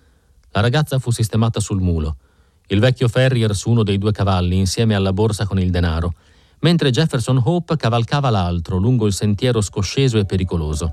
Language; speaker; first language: Italian; native; Italian